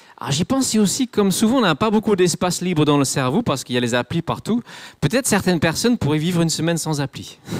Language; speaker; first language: French; non-native, fluent; English